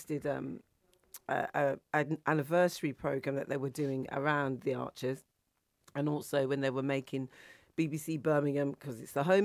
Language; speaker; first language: English; native; English